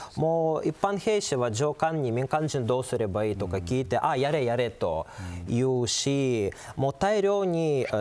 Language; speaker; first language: Japanese; non-native, fluent; Ukrainian